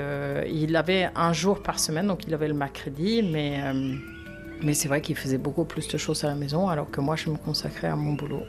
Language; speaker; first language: French; non-native, fluent; Swedish